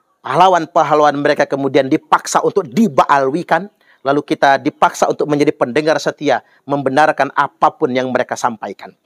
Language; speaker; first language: Indonesian; native; Indonesian